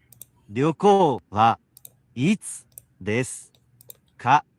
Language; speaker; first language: Japanese; non-native, learner; English